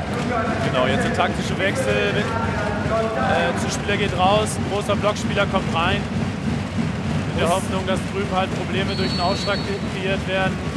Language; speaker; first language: German; native; German